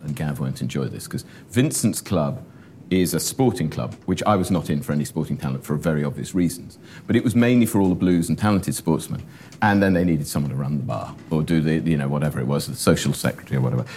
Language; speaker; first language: English; native; English